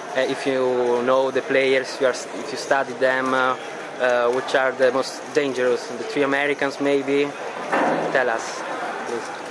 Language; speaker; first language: English; non-native, fluent; Italian